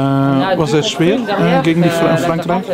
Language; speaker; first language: German; non-native, learner; Dutch